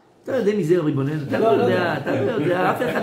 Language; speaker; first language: Hebrew; non-native, fluent; French